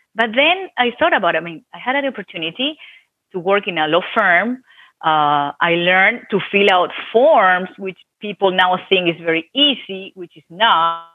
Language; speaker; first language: English; non-native, fluent; Spanish